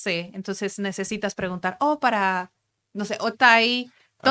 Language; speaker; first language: Spanish; native; Spanish